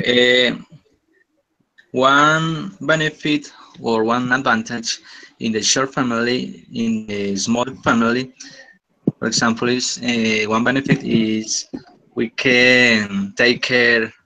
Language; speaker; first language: English; non-native, learner; Spanish